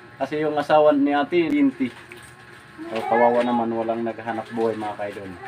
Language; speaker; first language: Filipino; non-native, local second language; Hiligaynon